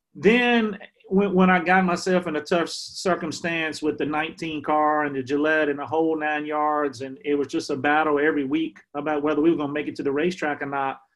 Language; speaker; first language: English; native; English